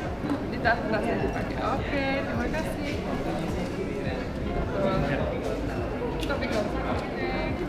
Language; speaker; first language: Indonesian; non-native, fluent; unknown